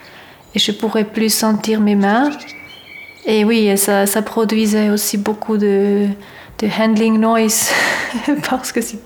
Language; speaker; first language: French; non-native, fluent; German